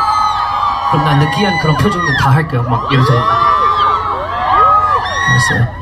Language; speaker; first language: Korean; non-native, fluent; English